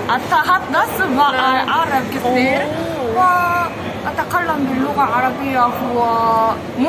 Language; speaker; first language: Arabic; non-native, learner; Korean